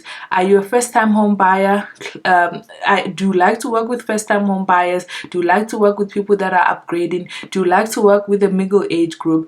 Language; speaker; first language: English; non-native, local second language; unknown